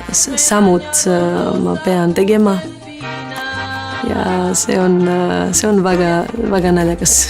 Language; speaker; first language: Estonian; non-native, learner; Greek